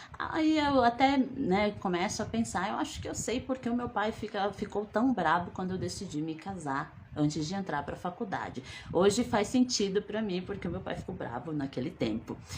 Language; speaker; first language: Portuguese; early bilingual, other home language; Guarani